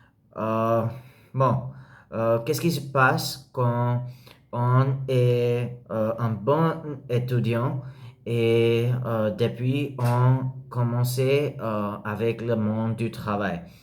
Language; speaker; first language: French; non-native, learner; English